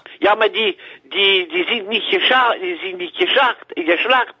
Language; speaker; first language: German; non-native, learner; French